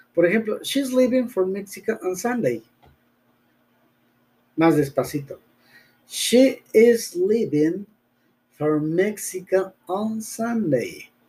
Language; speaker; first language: English; non-native, learner; Spanish